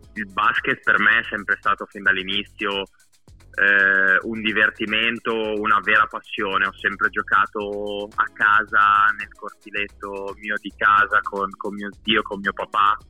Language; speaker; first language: Italian; native; Italian